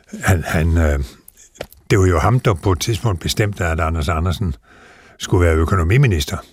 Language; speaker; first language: Danish; native; Danish